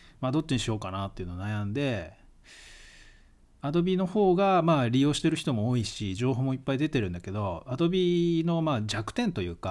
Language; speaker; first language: Japanese; native; Japanese